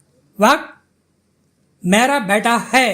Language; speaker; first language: Hindi; non-native, fluent; Tamil